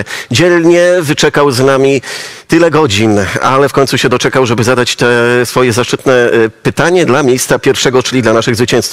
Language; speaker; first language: Polish; native; Polish